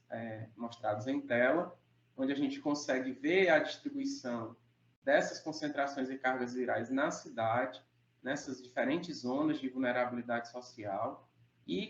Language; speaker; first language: Portuguese; native; Portuguese